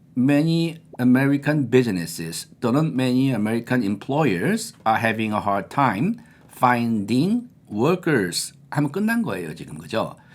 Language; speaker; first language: English; non-native, fluent; Korean